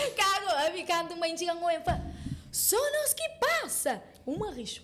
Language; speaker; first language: Portuguese; non-native, local second language; Kabuverdianu